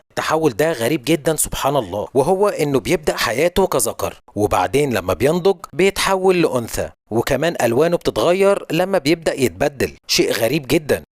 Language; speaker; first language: Arabic; native; Arabic